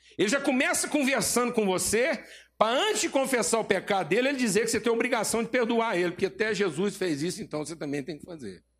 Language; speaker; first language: Portuguese; native; Portuguese